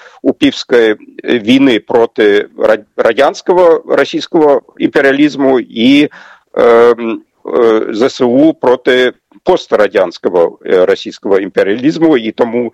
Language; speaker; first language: Ukrainian; non-native, fluent; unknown